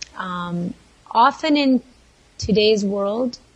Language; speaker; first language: English; non-native, local second language; Kannada